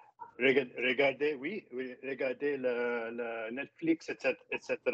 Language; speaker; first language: French; non-native, learner; English